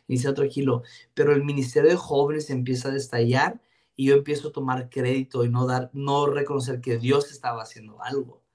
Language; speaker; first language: Spanish; native; Spanish